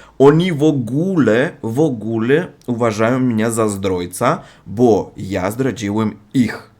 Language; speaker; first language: Polish; non-native, learner; Russian